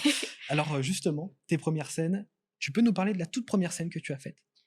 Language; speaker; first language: French; native; French